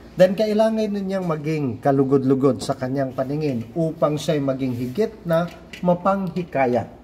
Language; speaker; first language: Filipino; non-native, local second language; Cebuano